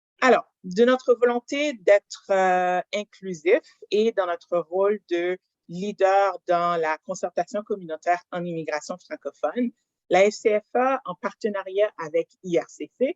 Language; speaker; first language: French; native; French